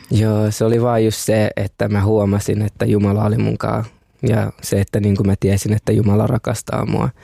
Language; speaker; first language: Finnish; early bilingual, other home language; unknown